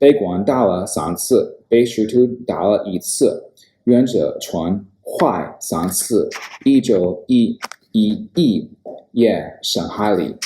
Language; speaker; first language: Chinese; non-native, fluent; English